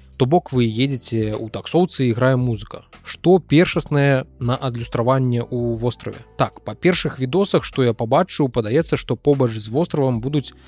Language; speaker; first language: Belarusian; non-native, local second language; Russian